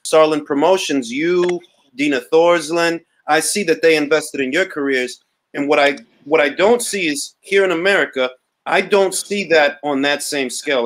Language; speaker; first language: English; early bilingual, other home language; Spanish